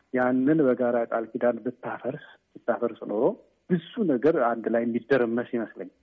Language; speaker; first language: Amharic; native; Amharic